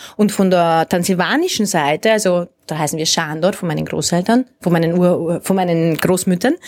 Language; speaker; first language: German; early bilingual, other home language; Hungarian